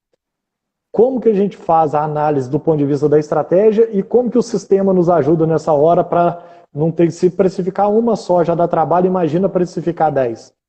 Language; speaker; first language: Portuguese; native; Portuguese